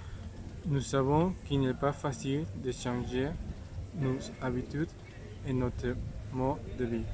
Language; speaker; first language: French; non-native, learner; Spanish